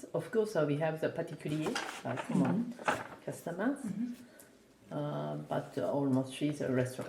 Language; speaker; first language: English; non-native, learner; Japanese